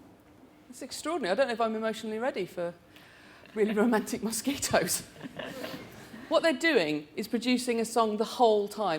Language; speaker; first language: English; native; English